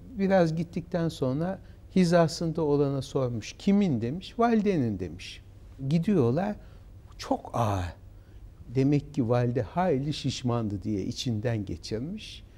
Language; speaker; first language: Turkish; native; Turkish